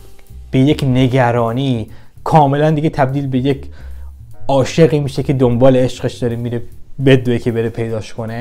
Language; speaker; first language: Persian; native; Persian